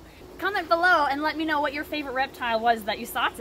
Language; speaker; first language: English; native; English